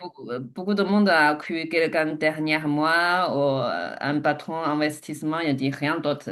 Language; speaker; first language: French; non-native, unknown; Chinese